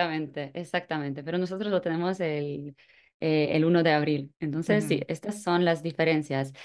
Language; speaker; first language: Spanish; non-native, fluent; Polish